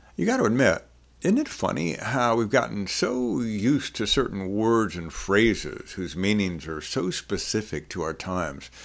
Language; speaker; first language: English; native; English